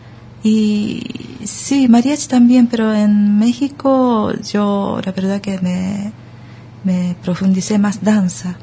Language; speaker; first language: Spanish; early bilingual, other home language; Japanese